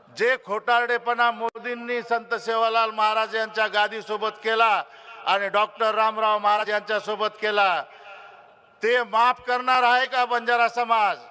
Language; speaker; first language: Marathi; non-native, local second language; Lambadi